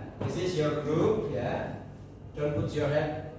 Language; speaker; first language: English; non-native, learner; Indonesian